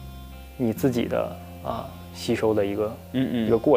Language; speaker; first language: Chinese; native; Chinese